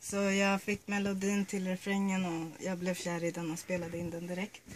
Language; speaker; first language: Swedish; early bilingual, other home language; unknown